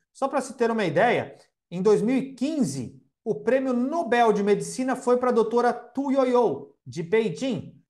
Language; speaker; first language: Portuguese; native; Portuguese